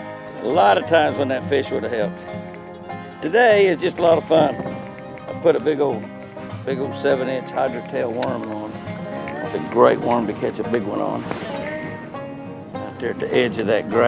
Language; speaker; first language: English; native; English